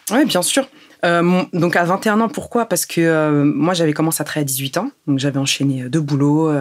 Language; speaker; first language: French; early bilingual, other home language; Arabic